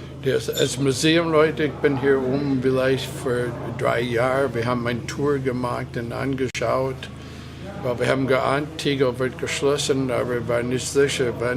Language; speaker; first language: German; non-native, fluent; English